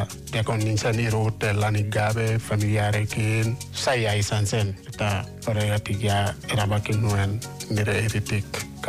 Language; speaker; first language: Basque; non-native, fluent; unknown